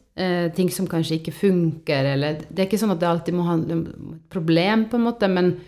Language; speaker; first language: Norwegian; non-native, fluent; Estonian